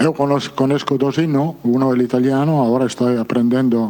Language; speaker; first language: Portuguese; non-native, fluent; Italian